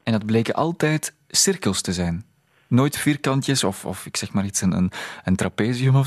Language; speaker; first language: Dutch; native; Dutch